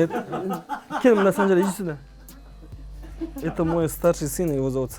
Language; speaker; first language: Russian; non-native, local second language; Kazakh